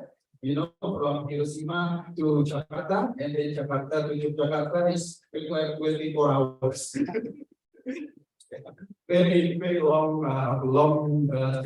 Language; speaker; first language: English; non-native, learner; Indonesian